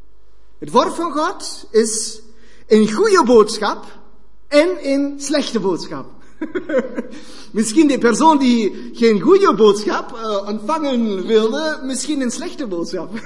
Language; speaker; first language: Dutch; non-native, fluent; German